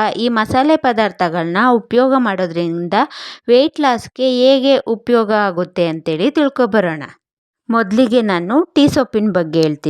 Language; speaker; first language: Kannada; native; Kannada